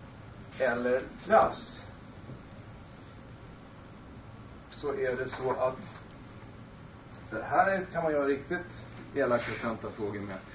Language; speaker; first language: Swedish; native; Swedish